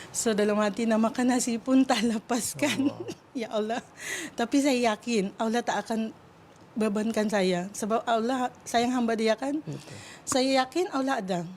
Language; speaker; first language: Malay; non-native, fluent; Filipino